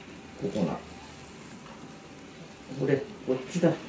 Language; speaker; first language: Japanese; native; Japanese